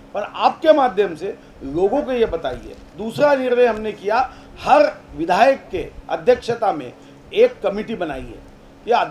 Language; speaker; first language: Hindi; non-native, local second language; Marathi